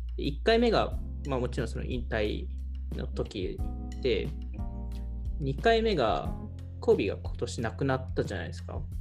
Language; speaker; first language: Japanese; early bilingual, heritage; Japanese